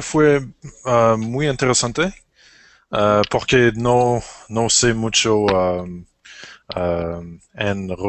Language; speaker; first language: Spanish; non-native, learner; English